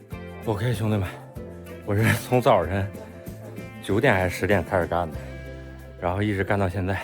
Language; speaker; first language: Chinese; native; Chinese